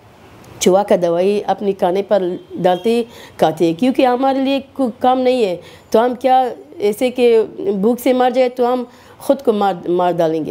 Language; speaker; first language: Hindi; non-native, learner; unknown